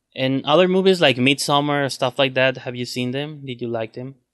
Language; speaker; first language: English; non-native, fluent; Spanish